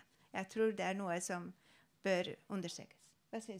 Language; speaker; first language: Norwegian; non-native, fluent; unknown